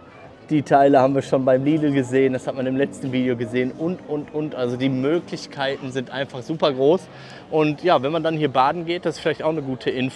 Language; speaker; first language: German; native; German